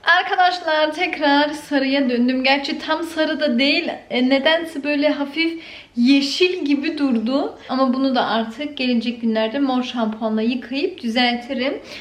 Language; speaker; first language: Turkish; early bilingual, heritage; Turkish